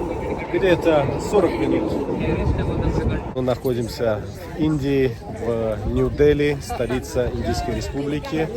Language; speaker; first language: Russian; non-native, fluent; Tajik